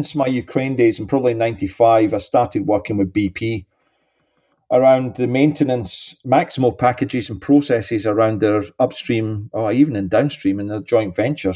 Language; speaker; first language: English; native; English